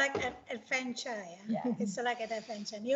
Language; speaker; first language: English; non-native, fluent; Indonesian